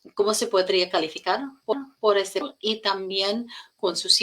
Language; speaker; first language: Spanish; non-native, learner; English